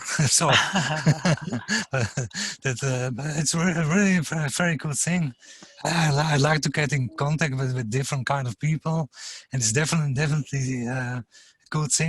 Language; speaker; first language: English; non-native, fluent; German